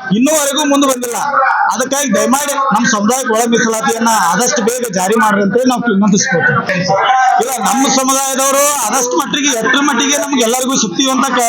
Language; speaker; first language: Kannada; native; Kannada